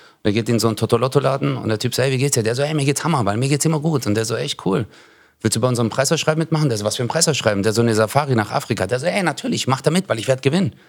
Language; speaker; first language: German; early bilingual, other home language; Turkish